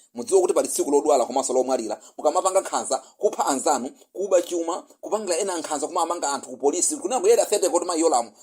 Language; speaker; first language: Nyanja; non-native, local second language; Yao